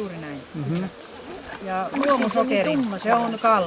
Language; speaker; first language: Finnish; native; Finnish